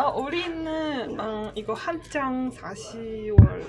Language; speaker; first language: Korean; non-native, learner; Chinese